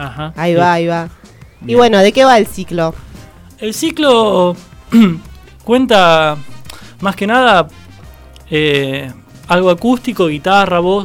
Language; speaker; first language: Spanish; native; Spanish